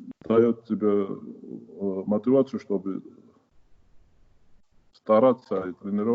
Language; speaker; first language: Russian; non-native, fluent; Georgian